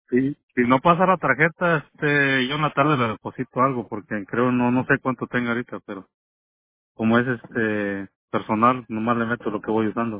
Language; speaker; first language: Spanish; native; Spanish